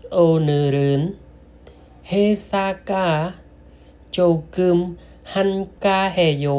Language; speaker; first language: Korean; non-native, learner; Khmer